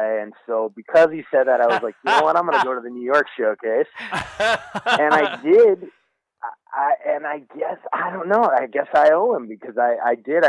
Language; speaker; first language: English; native; English